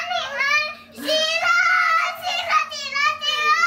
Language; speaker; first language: Korean; early bilingual, heritage; Korean